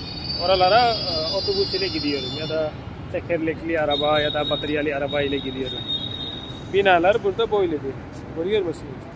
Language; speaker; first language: Turkish; non-native, fluent; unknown